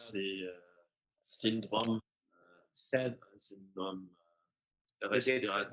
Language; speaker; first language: French; non-native, fluent; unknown